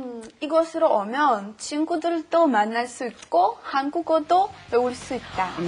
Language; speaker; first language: Korean; non-native, learner; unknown